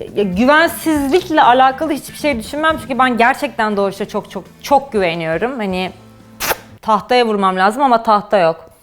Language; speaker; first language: Turkish; early bilingual, heritage; Russian